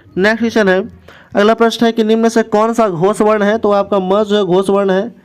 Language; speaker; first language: Hindi; native; Hindi